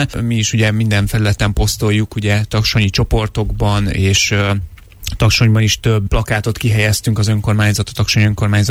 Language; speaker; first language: Hungarian; native; Hungarian